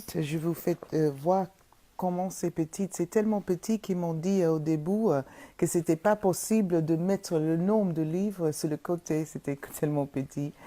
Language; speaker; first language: French; non-native, fluent; English